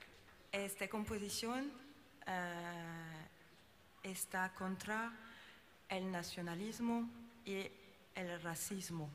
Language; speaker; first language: Spanish; non-native, learner; French